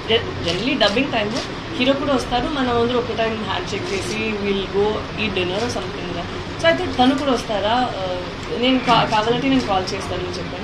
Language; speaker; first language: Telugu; non-native, learner; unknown